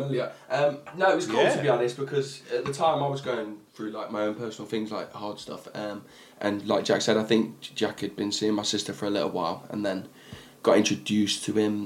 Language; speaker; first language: English; native; English